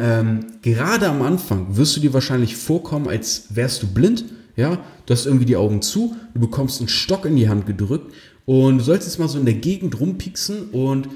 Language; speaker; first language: German; native; German